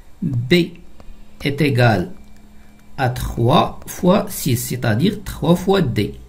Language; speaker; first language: French; non-native, local second language; Arabic